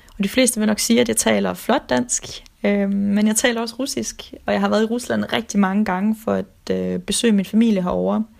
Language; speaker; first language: Danish; early bilingual, other home language; Russian